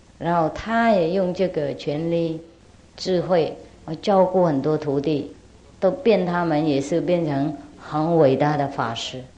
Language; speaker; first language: Chinese; non-native, fluent; Vietnamese